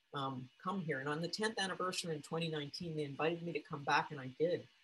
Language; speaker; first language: English; native; English